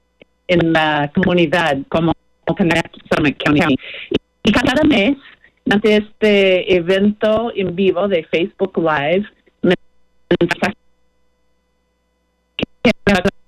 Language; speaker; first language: Spanish; non-native, fluent; English